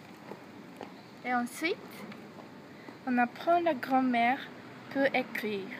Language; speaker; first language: French; non-native, learner; Japanese